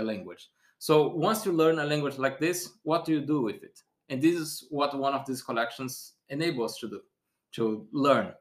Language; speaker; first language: English; non-native, fluent; Portuguese